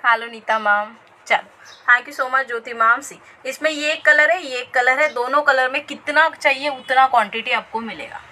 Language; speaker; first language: Hindi; non-native, local second language; Marathi